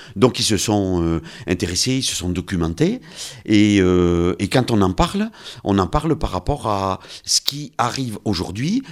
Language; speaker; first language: French; native; French